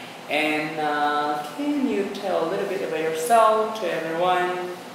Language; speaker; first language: English; non-native, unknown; Vietnamese